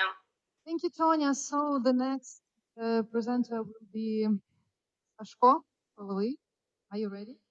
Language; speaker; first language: English; non-native, fluent; Ukrainian